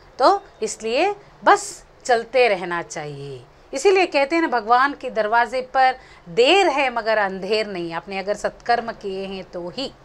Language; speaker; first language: Hindi; non-native, local second language; Konkani